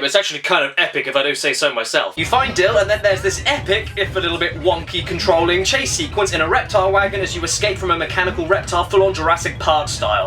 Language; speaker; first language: English; native; English